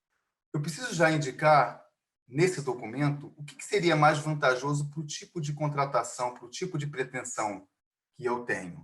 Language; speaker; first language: Portuguese; native; Portuguese